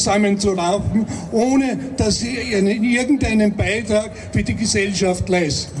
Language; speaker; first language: German; native; German